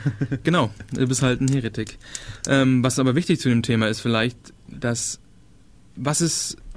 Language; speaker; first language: German; non-native, fluent; Danish